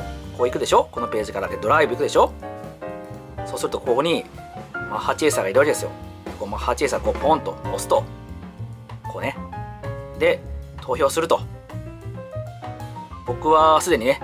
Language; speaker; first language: Japanese; native; Japanese